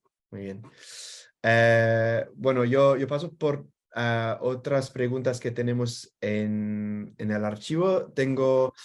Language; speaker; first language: Spanish; non-native, fluent; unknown